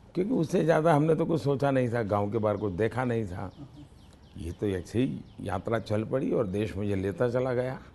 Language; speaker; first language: Hindi; non-native, local second language; Gujarati